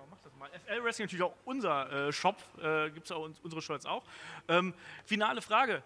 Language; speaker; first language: German; native; German